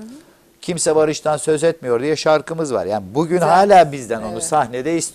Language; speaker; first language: Turkish; native; Turkish